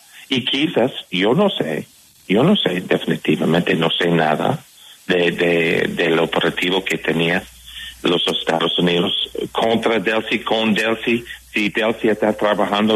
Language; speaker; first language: Spanish; non-native, fluent; English